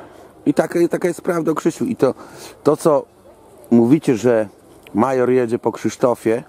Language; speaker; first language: Polish; native; Polish